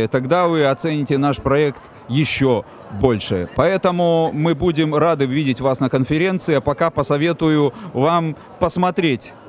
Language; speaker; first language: Russian; native; Russian